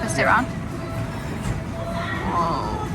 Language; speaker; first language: English; native; English